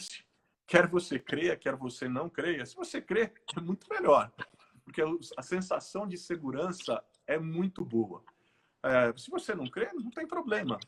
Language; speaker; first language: Portuguese; native; Portuguese